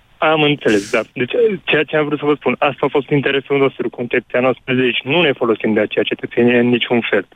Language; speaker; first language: Romanian; non-native, local second language; Hungarian